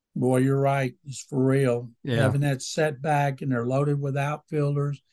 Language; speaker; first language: English; native; English